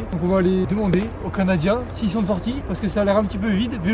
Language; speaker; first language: French; native; French